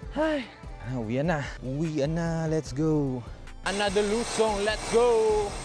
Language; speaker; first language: Filipino; non-native, local second language; Iloko